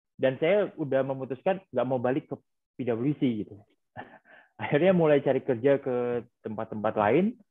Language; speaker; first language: Indonesian; native; Indonesian